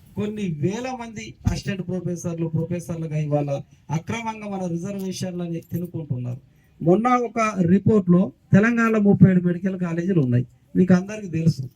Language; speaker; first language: Telugu; non-native, local second language; Koya